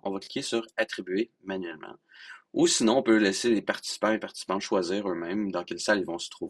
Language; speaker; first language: French; native; French